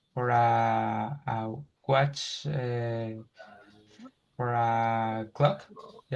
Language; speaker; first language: English; non-native, learner; Spanish